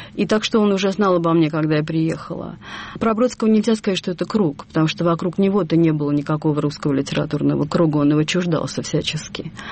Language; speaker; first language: Russian; native; Russian